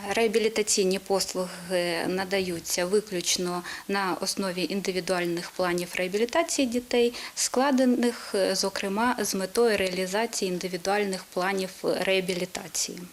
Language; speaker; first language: Ukrainian; native; Ukrainian